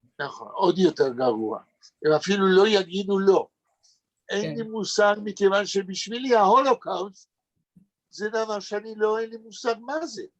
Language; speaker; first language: Hebrew; native; Hebrew